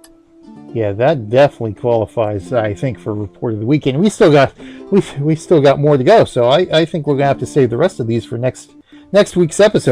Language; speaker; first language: English; native; English